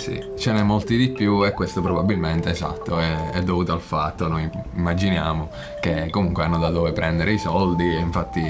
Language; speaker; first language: Italian; native; Italian